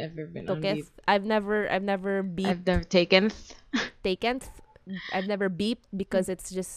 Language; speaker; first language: English; non-native, local second language; Cebuano